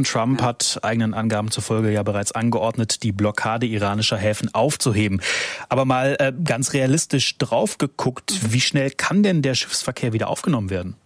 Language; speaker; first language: German; native; German